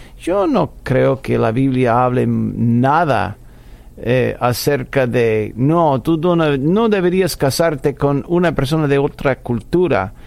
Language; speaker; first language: Spanish; non-native, fluent; English